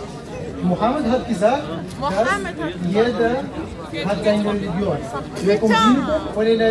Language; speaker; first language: German; non-native, learner; Arabic